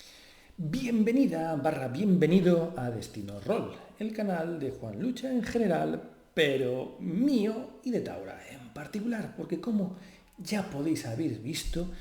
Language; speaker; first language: Spanish; native; Spanish